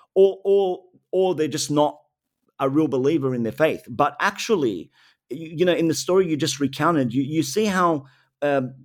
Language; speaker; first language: English; native; English